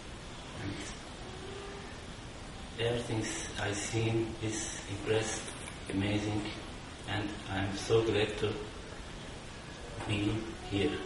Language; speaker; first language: English; non-native, learner; Turkish